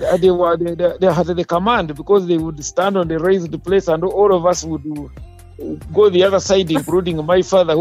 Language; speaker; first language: English; non-native, local second language; Nyankole